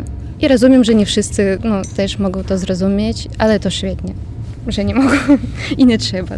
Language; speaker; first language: Polish; non-native, learner; Ukrainian